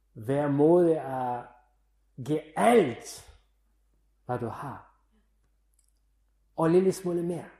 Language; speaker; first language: Danish; non-native, fluent; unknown